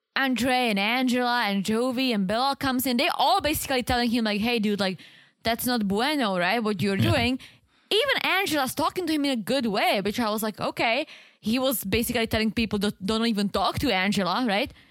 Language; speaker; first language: English; non-native, fluent; Czech